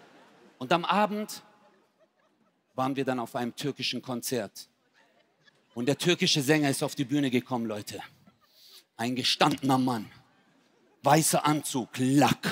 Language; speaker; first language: German; early bilingual, other home language; Turkish